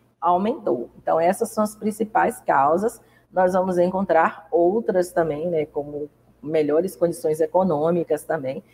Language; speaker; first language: Portuguese; native; Portuguese